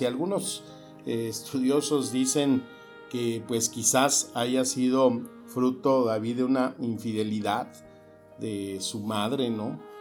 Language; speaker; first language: Spanish; native; Spanish